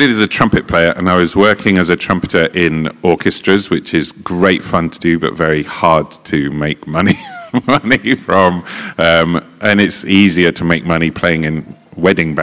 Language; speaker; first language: English; native; English